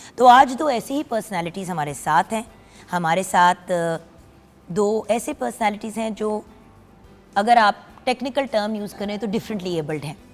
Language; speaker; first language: Urdu; native; Urdu